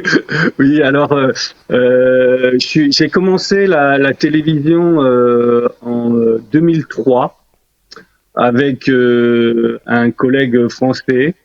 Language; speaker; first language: French; early bilingual, other home language; Korean